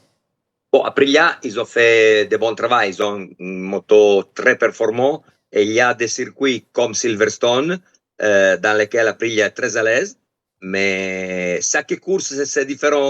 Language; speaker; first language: French; non-native, fluent; Italian